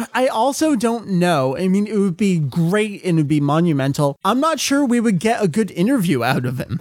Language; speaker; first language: English; native; English